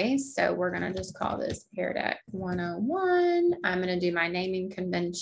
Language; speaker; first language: English; native; English